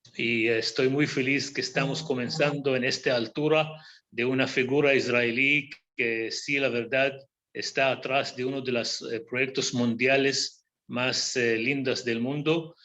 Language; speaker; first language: Spanish; non-native, fluent; Hebrew